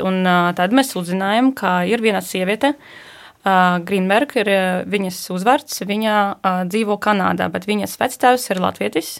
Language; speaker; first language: Latvian; non-native, fluent; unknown